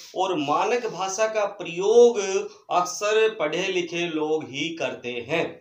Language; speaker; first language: Hindi; native; Hindi